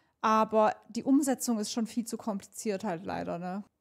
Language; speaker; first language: German; native; German